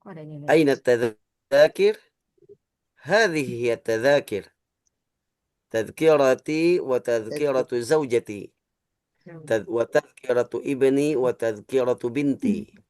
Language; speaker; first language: Arabic; non-native, fluent; Indonesian